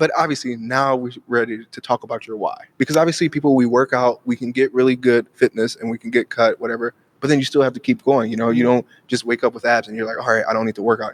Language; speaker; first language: English; native; English